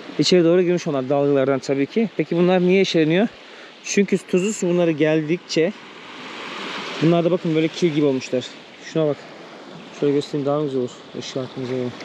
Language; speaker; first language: Turkish; native; Turkish